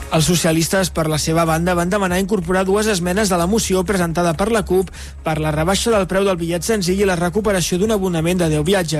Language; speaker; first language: Catalan; native; Catalan